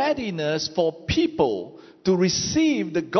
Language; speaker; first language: English; non-native, local second language; Chinese